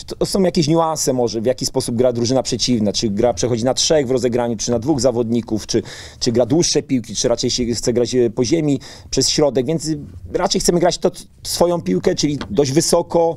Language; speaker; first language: Polish; native; Polish